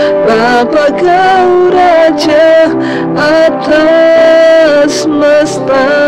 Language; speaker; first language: Indonesian; native; Indonesian